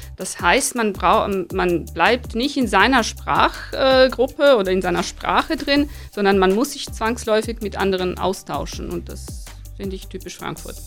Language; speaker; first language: German; non-native, fluent; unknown